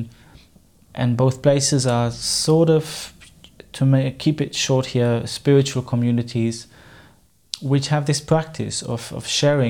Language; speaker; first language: English; non-native, fluent; German